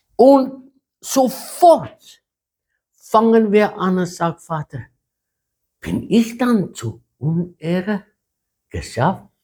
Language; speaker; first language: German; non-native, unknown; Afrikaans